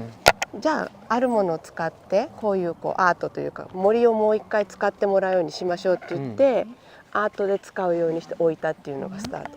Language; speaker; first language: Japanese; native; Japanese